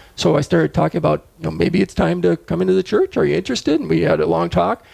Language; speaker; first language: English; native; English